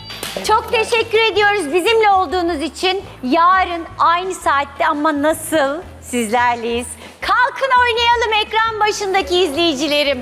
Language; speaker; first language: Turkish; native; Turkish